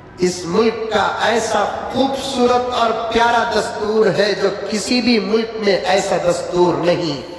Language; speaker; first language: Urdu; native; Urdu